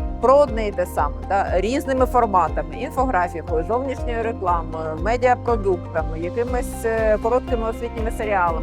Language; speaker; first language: Ukrainian; native; Ukrainian